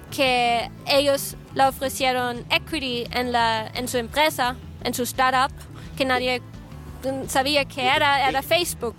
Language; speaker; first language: Spanish; non-native, fluent; German